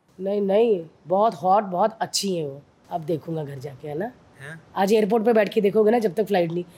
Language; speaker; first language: Hindi; native; Hindi